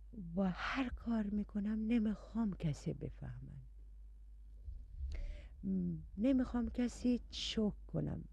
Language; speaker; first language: Persian; non-native, learner; Arabic